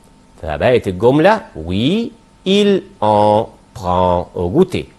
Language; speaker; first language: French; non-native, fluent; Arabic